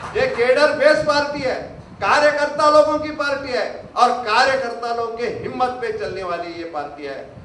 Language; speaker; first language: Hindi; non-native, local second language; Marathi